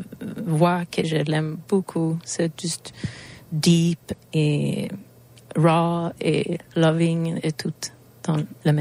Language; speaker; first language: French; non-native, learner; Swedish